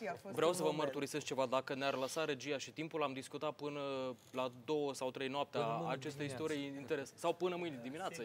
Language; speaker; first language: Romanian; native; Romanian